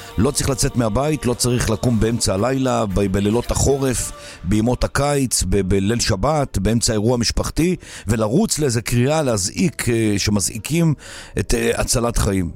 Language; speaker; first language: Hebrew; native; Hebrew